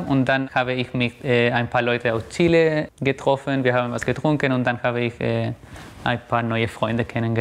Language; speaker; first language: German; non-native, fluent; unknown